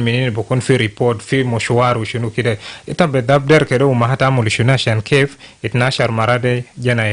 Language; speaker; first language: Arabic; non-native, local second language; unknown